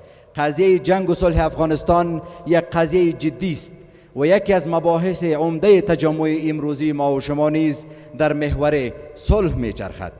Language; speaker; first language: Persian; native; Persian